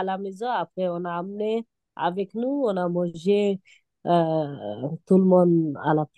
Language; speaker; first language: French; non-native, learner; Bangla